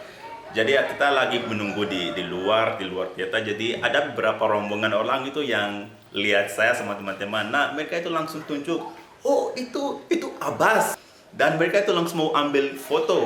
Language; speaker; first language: Indonesian; non-native, fluent; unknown